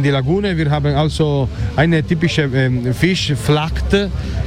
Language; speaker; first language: German; non-native, learner; Italian